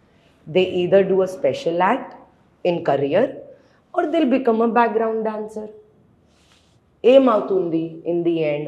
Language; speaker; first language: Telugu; non-native, local second language; Hindi